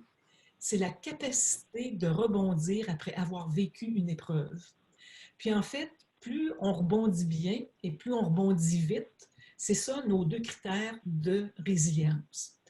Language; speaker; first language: French; native; French